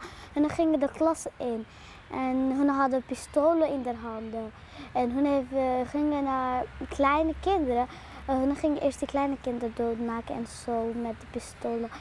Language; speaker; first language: Dutch; early bilingual, other home language; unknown